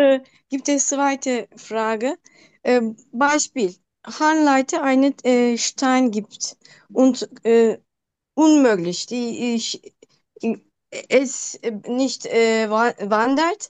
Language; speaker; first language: German; non-native, learner; Turkish